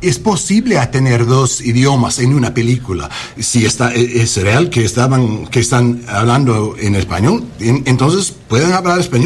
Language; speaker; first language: Spanish; early bilingual, heritage; English